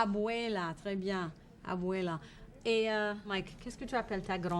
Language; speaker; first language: French; non-native, fluent; English